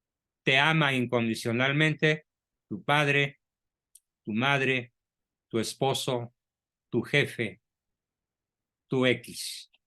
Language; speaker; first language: Spanish; native; Spanish